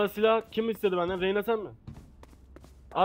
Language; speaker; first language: Turkish; native; Turkish